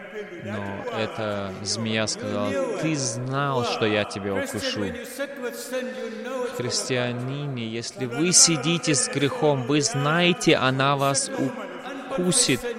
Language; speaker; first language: Russian; non-native, fluent; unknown